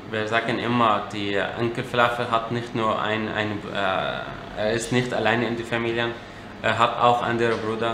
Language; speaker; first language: German; non-native, learner; Arabic